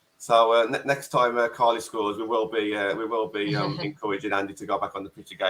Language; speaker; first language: English; native; English